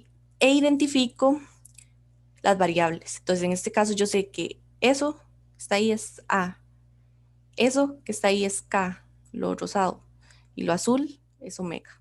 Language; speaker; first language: Spanish; native; Spanish